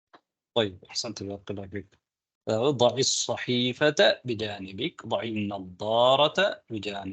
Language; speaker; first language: Arabic; non-native, fluent; Tamil